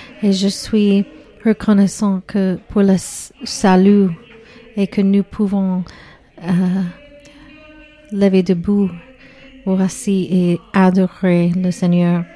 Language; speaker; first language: French; non-native, learner; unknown